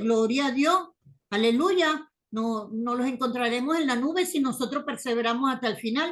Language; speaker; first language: Spanish; native; Spanish